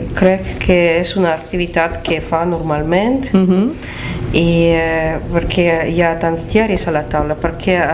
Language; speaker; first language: Catalan; non-native, learner; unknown